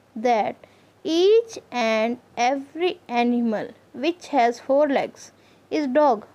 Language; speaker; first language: English; non-native, local second language; Punjabi